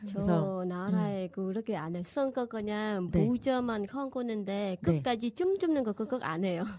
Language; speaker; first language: Korean; non-native, learner; Vietnamese